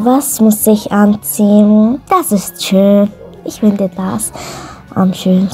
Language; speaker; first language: German; non-native, learner; Arabic